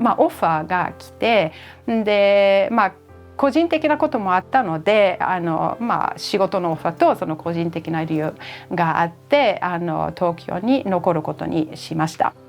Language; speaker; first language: Japanese; non-native, fluent; German